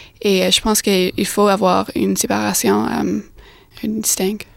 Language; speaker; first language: French; non-native, fluent; English